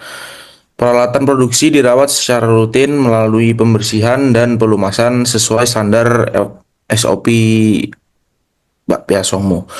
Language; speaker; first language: Indonesian; native; Indonesian